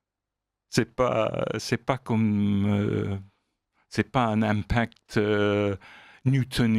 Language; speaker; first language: French; non-native, fluent; English